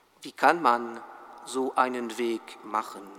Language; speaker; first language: German; non-native, fluent; French